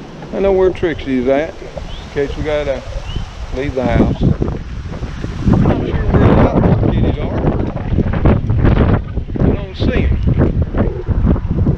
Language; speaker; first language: English; native; English